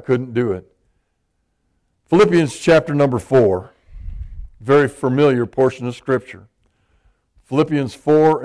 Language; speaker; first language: English; native; English